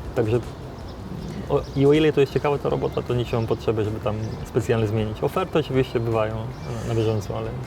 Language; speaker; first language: Polish; non-native, fluent; Romanian